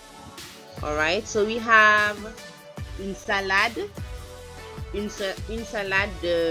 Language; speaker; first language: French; non-native, fluent; English